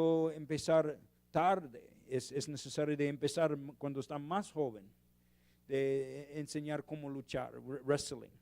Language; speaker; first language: Spanish; non-native, learner; English